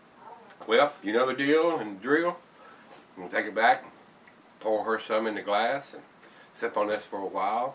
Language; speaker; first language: English; native; English